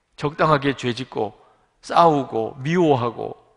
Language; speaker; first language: Korean; native; Korean